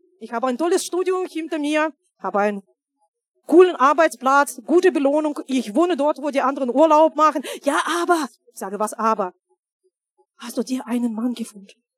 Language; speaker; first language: German; non-native, fluent; Russian